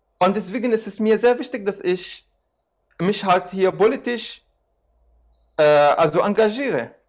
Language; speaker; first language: German; non-native, fluent; Arabic